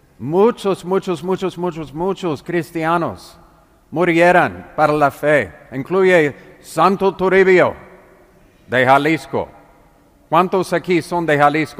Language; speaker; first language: Spanish; non-native, fluent; English